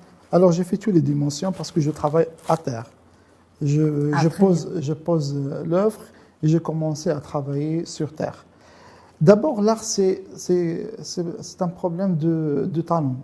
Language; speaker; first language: French; non-native, local second language; Arabic